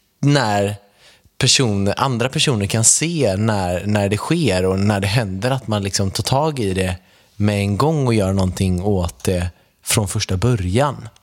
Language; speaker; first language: Swedish; native; Swedish